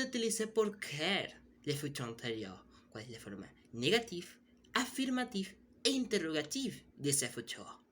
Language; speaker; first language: French; non-native, learner; Spanish